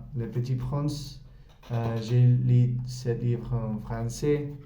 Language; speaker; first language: French; non-native, learner; Spanish